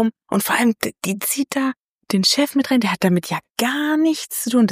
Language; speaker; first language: German; native; German